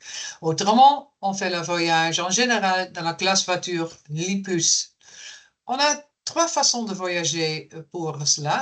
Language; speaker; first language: French; non-native, fluent; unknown